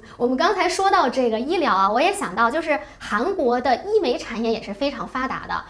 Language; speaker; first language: Chinese; native; Chinese